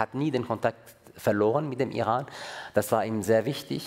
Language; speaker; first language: German; non-native, fluent; Persian